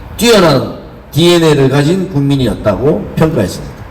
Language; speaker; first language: Korean; native; Korean